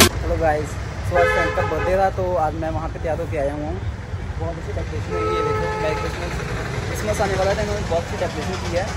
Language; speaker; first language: Hindi; non-native, local second language; Punjabi